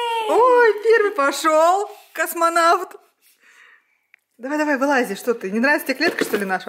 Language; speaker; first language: Russian; native; Russian